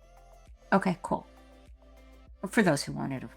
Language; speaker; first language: English; native; English